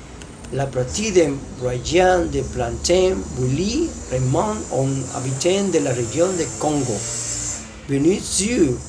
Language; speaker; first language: French; non-native, learner; Spanish